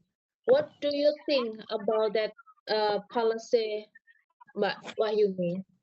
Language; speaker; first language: English; non-native, learner; Indonesian